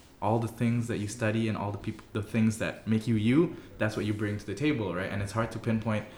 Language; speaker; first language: English; early bilingual, other home language; Indonesian